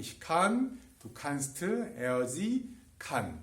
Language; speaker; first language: German; non-native, fluent; Korean